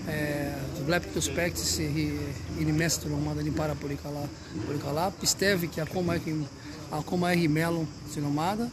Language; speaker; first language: Greek; non-native, learner; Portuguese